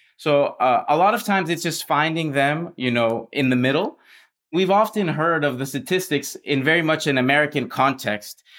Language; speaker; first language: English; early bilingual, other home language; Spanish